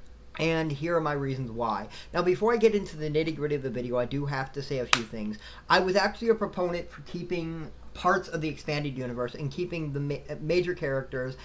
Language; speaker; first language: English; native; English